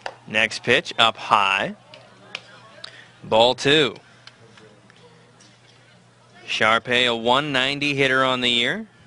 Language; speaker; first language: English; native; English